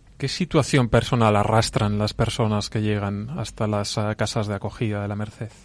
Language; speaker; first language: Spanish; native; Spanish